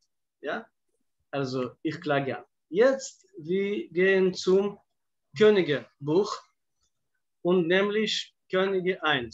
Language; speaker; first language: German; non-native, fluent; Russian